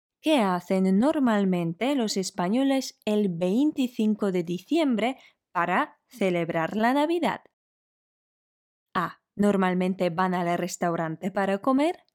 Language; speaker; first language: Spanish; non-native, fluent; Polish